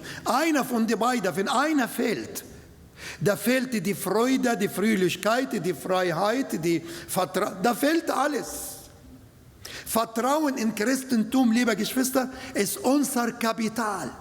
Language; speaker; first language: German; non-native, learner; Arabic